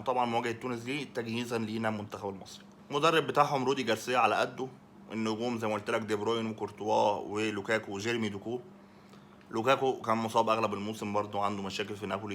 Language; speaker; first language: Arabic; native; Arabic